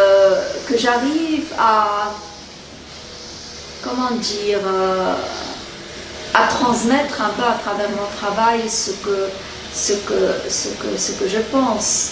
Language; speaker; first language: French; non-native, local second language; Arabic